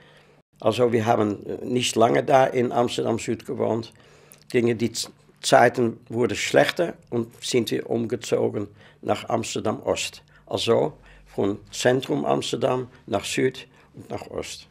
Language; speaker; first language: German; non-native, fluent; Dutch